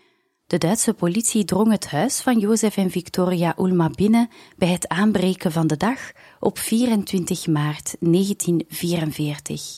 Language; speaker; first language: Dutch; native; Dutch